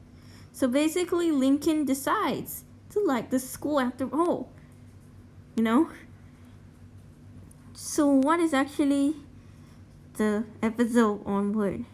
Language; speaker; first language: English; native; English